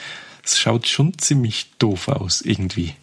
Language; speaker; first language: German; native; German